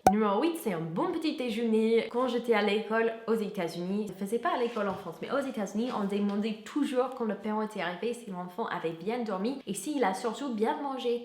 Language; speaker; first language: French; non-native, fluent; English